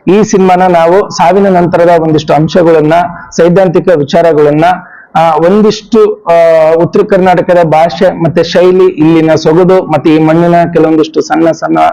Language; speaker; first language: Kannada; native; Kannada